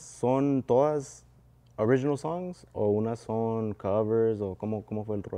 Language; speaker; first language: Spanish; early bilingual, heritage; Spanish